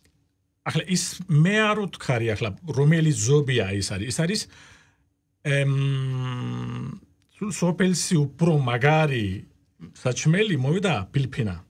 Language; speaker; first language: Georgian; non-native, learner; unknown